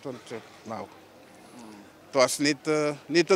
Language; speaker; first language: Dutch; non-native, local second language; Papiamento